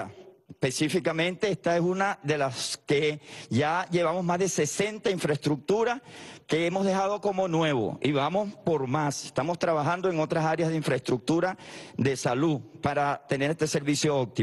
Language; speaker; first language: Spanish; native; Spanish